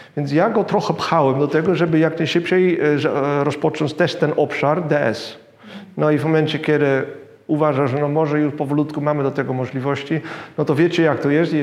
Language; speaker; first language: Polish; non-native, fluent; Dutch